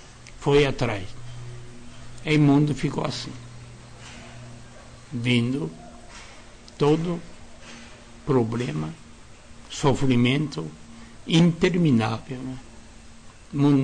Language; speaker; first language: Portuguese; non-native, learner; Japanese